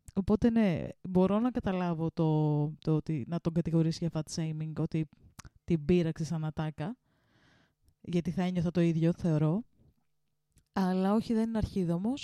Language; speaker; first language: Greek; early bilingual, heritage; Greek